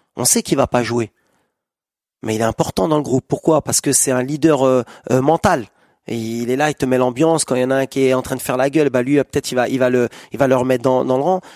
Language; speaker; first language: French; native; French